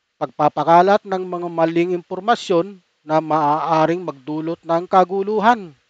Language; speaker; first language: Filipino; native; Filipino